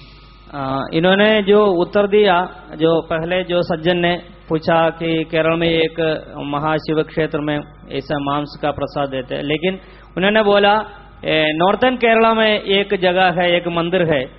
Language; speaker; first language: Hindi; non-native, local second language; Malayalam